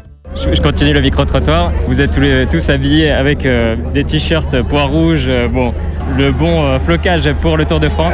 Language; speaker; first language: French; native; French